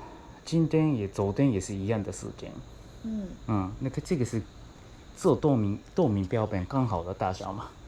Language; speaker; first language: Chinese; non-native, learner; Japanese